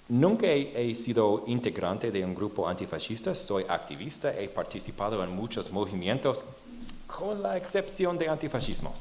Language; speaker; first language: Spanish; non-native, fluent; English